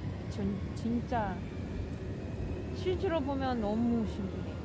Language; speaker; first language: Korean; non-native, learner; Russian